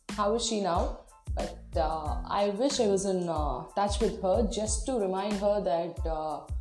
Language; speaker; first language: English; non-native, local second language; Tamil